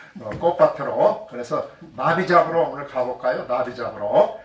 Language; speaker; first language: Korean; native; Korean